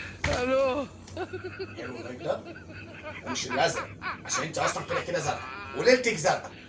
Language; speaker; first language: Arabic; native; Arabic